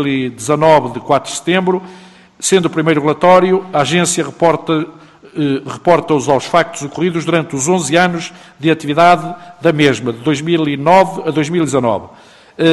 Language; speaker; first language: Portuguese; native; Portuguese